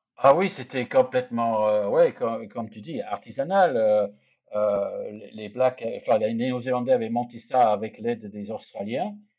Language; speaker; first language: French; non-native, fluent; English